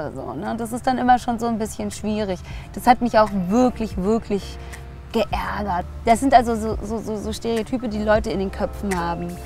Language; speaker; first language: German; early bilingual, other home language; Tigrinya